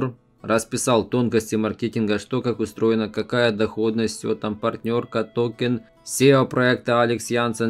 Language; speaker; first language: Russian; native; Russian